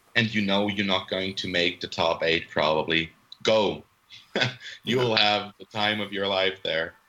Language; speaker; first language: English; non-native, fluent; Swiss German